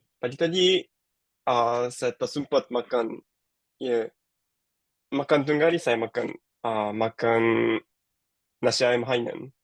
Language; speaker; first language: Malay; non-native, learner; Japanese